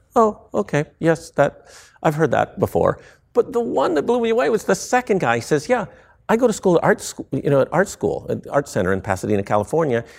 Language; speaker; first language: English; native; English